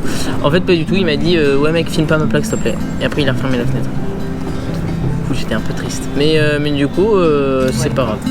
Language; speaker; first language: French; native; French